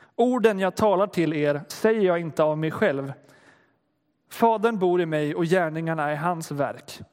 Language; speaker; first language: Swedish; native; Swedish